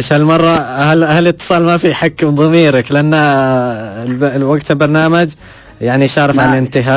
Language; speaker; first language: Arabic; native; Arabic